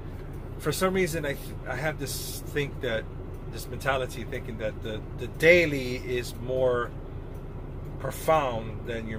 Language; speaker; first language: English; native; English